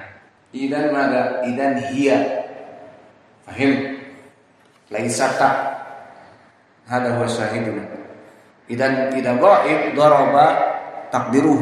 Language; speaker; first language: Arabic; non-native, fluent; Indonesian